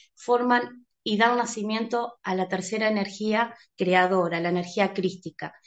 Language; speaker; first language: Spanish; native; Spanish